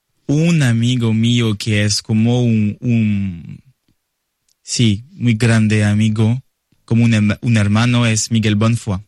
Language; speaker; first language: Spanish; non-native, learner; French